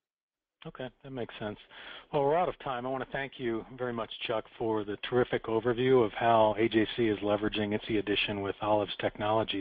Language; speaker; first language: English; native; English